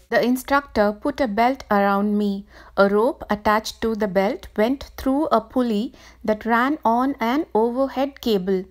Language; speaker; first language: English; non-native, local second language; Tamil